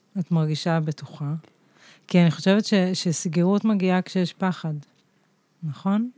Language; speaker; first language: Hebrew; native; Hebrew